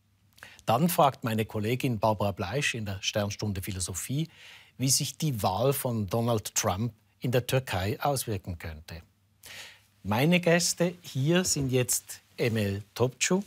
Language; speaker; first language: German; native; German